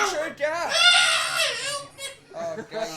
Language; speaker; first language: Welsh; native; Welsh